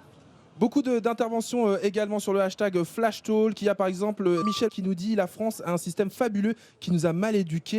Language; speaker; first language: French; native; French